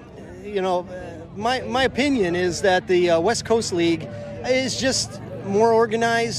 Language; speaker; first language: English; native; English